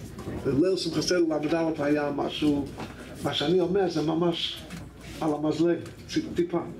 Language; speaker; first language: Hebrew; non-native, fluent; English